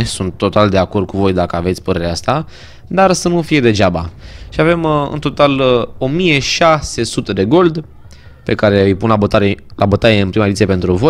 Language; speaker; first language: Romanian; native; Romanian